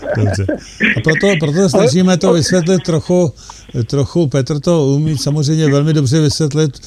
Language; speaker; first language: Czech; native; Czech